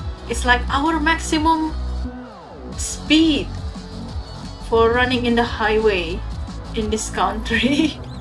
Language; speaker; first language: English; non-native, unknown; Indonesian